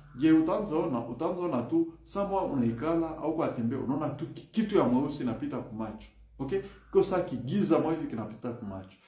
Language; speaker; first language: Swahili; native; Swahili